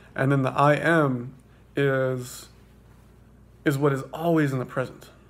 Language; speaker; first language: English; native; English